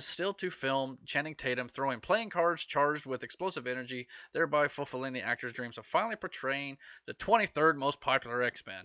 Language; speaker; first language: English; native; English